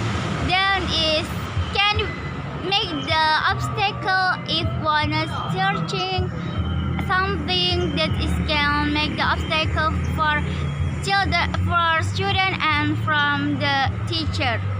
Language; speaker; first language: English; non-native, learner; Indonesian